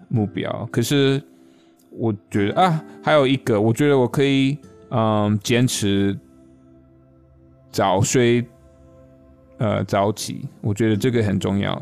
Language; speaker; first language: Chinese; non-native, fluent; English